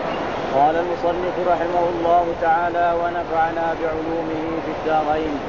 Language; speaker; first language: Arabic; non-native, fluent; Malay